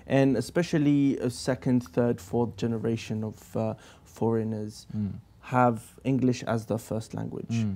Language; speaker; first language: English; native; English